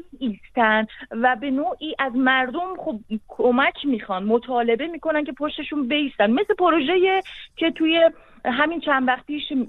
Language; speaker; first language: Persian; native; Persian